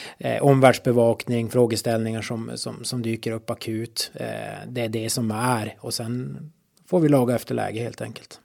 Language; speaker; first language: Swedish; native; Swedish